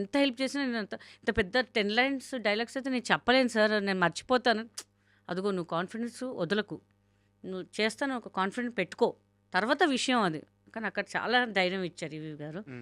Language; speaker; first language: Telugu; non-native, local second language; Hindi